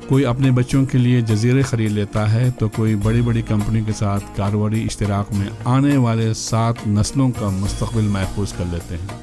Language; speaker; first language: Urdu; non-native, local second language; Balti